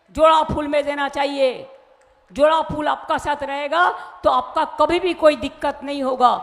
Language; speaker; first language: Hindi; non-native, local second language; Bangla